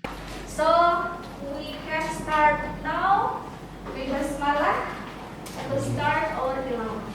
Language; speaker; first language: English; non-native, learner; Indonesian